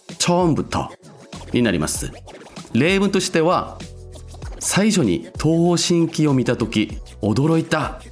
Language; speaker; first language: Japanese; non-native, local second language; Korean